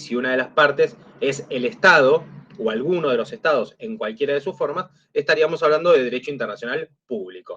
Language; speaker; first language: Spanish; native; Spanish